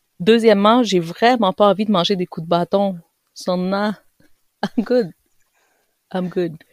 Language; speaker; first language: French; early bilingual, other home language; Spanish